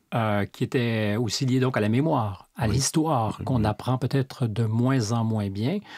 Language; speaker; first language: French; native; French